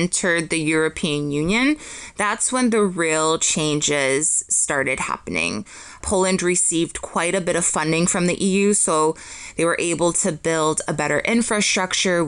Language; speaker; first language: English; early bilingual, other home language; Polish